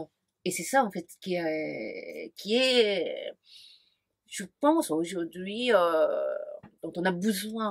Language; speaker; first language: French; non-native, fluent; Japanese